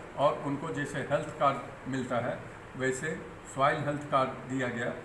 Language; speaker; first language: Hindi; native; Hindi